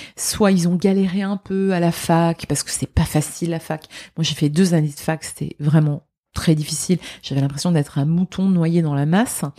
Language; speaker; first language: French; native; French